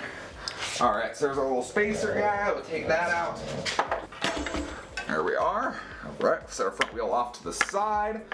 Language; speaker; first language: English; native; English